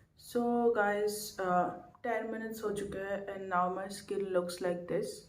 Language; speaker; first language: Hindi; non-native, local second language; Assamese